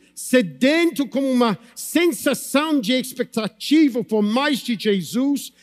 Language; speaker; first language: Portuguese; non-native, fluent; English